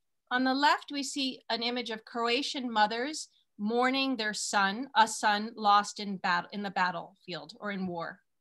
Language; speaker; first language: English; early bilingual, other home language; Spanish